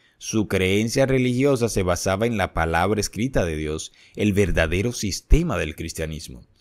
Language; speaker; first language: Spanish; native; Spanish